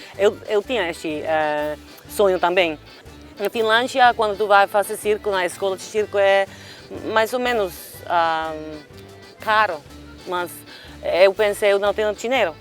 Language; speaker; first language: Portuguese; non-native, learner; Finnish